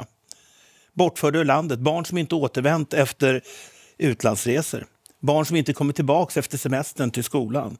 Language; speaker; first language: Swedish; native; Swedish